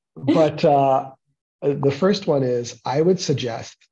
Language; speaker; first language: English; native; English